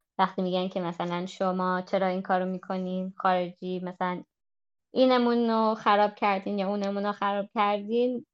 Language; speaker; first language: Persian; early bilingual, heritage; Persian